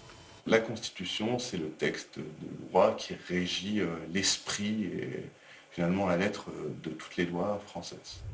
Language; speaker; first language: French; native; French